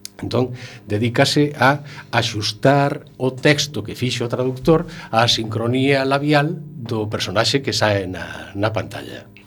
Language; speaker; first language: Galician; native; Galician